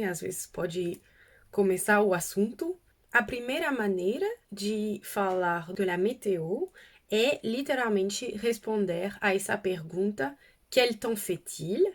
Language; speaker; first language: Portuguese; non-native, fluent; French